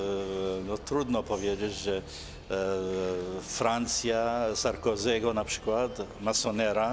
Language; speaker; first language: Polish; non-native, fluent; Arabic